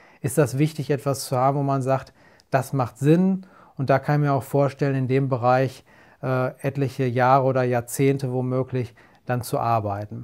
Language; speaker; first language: German; native; German